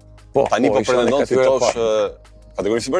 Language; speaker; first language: Albanian; native; Albanian